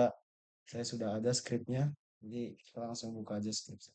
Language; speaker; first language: Indonesian; native; Indonesian